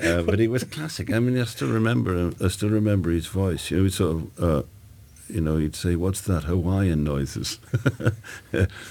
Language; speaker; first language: English; native; English